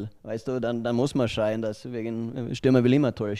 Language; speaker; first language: German; non-native, learner; Swedish